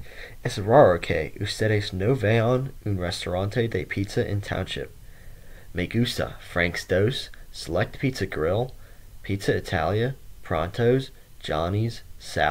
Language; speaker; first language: Spanish; non-native, learner; English